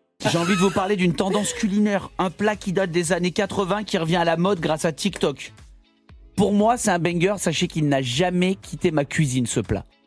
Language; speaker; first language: French; native; French